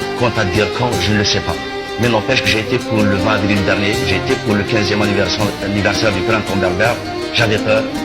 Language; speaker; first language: French; non-native, local second language; Kabyle